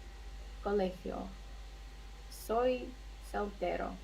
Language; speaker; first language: Spanish; non-native, learner; Russian